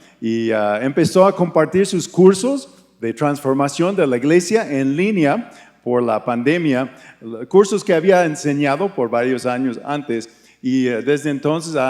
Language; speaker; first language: Spanish; non-native, fluent; English